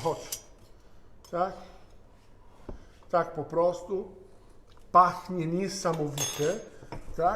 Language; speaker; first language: Polish; non-native, fluent; Italian